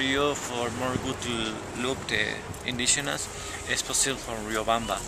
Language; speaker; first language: English; non-native, learner; Spanish